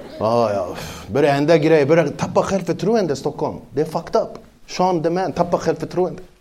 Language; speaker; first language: Swedish; native; Swedish